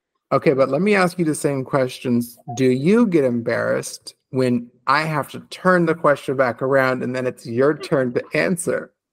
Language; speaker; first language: English; native; English